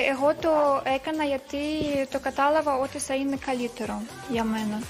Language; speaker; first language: Greek; non-native, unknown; Russian